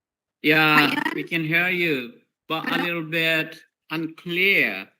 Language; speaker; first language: English; non-native, fluent; Indonesian